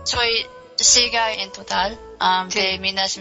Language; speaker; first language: Spanish; non-native, learner; English